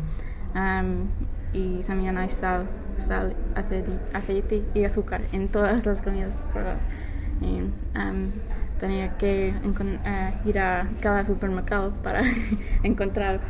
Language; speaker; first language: Spanish; non-native, fluent; English